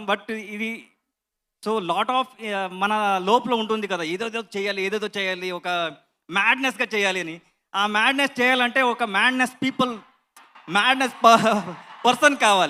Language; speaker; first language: Telugu; non-native, learner; Kannada